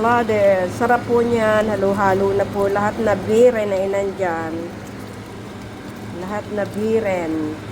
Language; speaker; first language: Filipino; native; Filipino